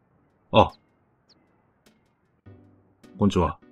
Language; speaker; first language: Japanese; native; Japanese